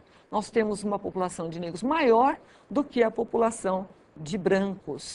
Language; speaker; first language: Portuguese; native; Portuguese